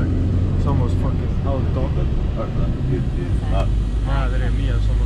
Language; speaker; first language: Spanish; non-native, learner; English